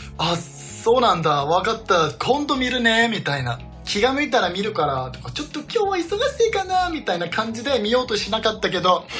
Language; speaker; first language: Japanese; non-native, fluent; Danish